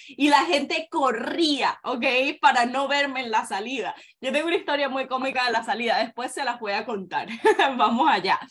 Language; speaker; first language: Spanish; native; Spanish